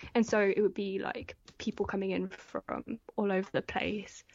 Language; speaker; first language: English; native; English